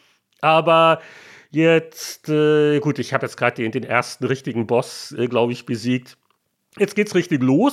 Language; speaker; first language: German; native; German